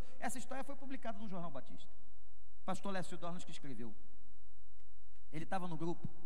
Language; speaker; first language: Portuguese; native; Portuguese